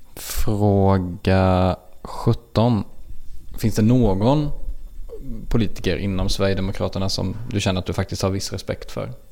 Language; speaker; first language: Swedish; native; Swedish